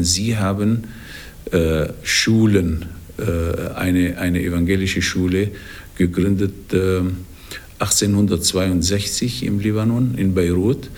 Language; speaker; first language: German; non-native, fluent; Arabic